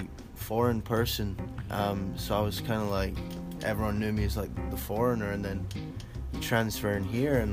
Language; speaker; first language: English; native; English